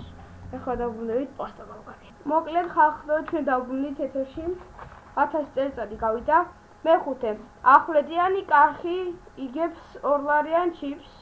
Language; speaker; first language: Georgian; native; Georgian